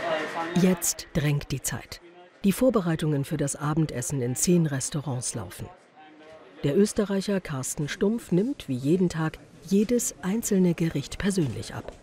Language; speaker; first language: German; native; German